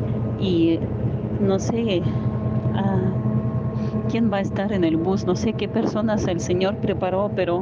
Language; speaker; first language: Spanish; non-native, fluent; Ukrainian